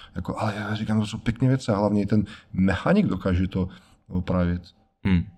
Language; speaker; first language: Czech; early bilingual, other home language; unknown